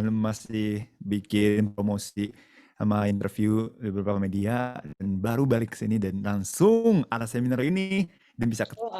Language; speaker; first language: Indonesian; non-native, fluent; Japanese